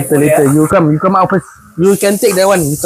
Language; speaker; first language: English; non-native, local second language; Malay